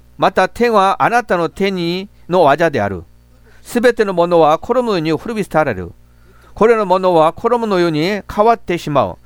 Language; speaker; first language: Japanese; non-native, fluent; Korean